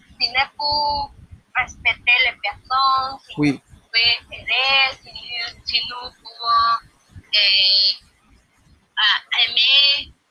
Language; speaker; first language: Spanish; non-native, learner; French